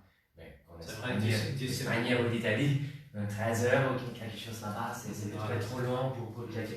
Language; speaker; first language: French; non-native, learner; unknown